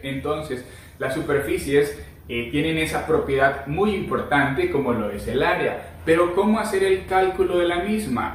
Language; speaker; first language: Spanish; native; Spanish